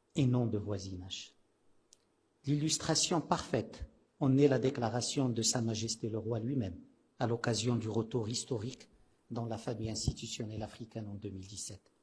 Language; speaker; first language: French; non-native, local second language; Arabic